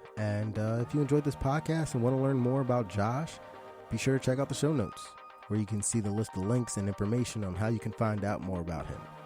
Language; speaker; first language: English; native; English